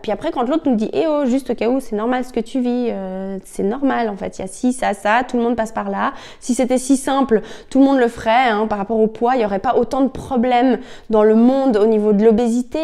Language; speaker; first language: French; native; French